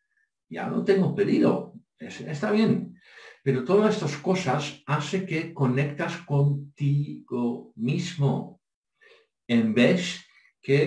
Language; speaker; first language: Spanish; non-native, fluent; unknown